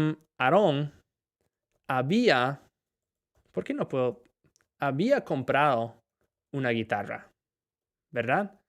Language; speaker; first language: Spanish; non-native, fluent; English